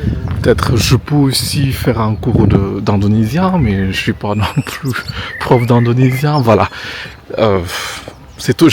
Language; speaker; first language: French; non-native, fluent; Indonesian